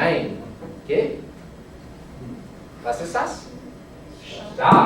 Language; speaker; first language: German; non-native, fluent; English